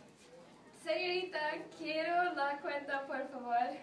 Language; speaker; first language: Spanish; non-native, learner; English